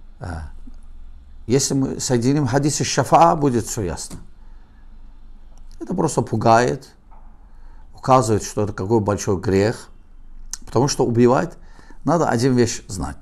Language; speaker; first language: Russian; non-native, learner; Azerbaijani